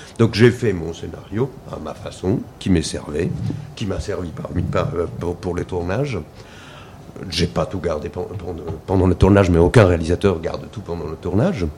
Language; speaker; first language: French; native; French